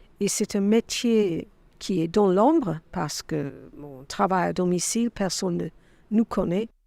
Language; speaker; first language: French; non-native, fluent; English